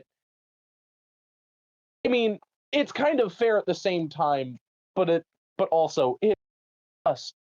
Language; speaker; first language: English; native; English